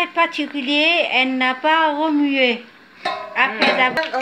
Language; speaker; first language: French; non-native, fluent; Vietnamese